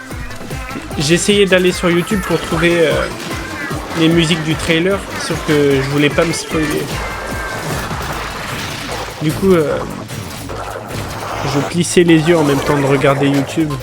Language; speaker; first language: French; native; French